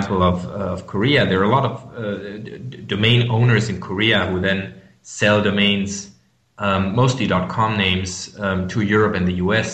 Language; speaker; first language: English; non-native, fluent; German